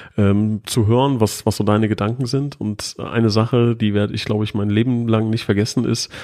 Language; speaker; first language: German; native; German